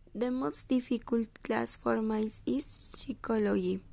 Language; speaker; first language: English; non-native, learner; Spanish